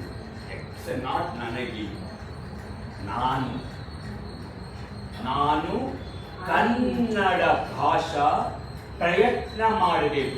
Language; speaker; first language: Kannada; non-native, learner; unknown